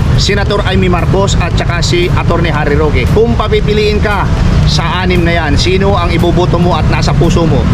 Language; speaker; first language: Filipino; native; Filipino